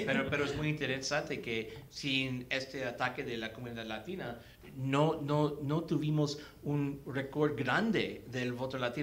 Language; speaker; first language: Spanish; early bilingual, heritage; Spanish